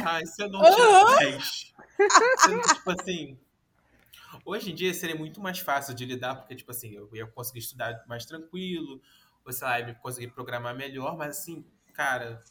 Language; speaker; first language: Portuguese; native; Portuguese